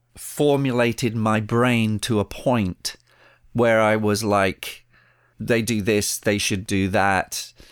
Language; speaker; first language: English; early bilingual, other home language; Spanish